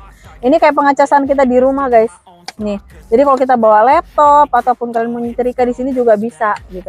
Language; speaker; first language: Indonesian; native; Indonesian